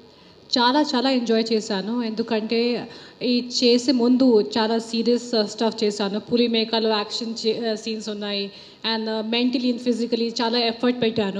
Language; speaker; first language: Telugu; non-native, local second language; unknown